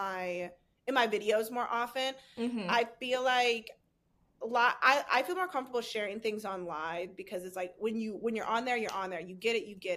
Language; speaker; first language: English; native; English